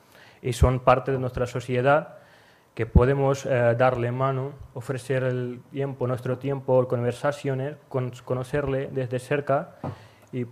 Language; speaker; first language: Spanish; non-native, learner; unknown